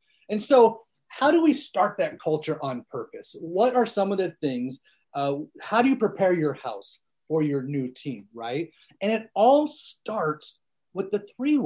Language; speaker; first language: English; early bilingual, other home language; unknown